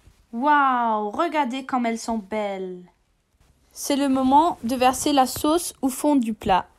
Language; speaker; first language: French; non-native, fluent; English